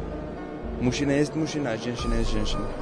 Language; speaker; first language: Russian; non-native, fluent; Arabic